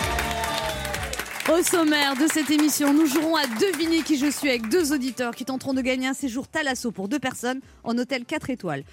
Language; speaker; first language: French; native; French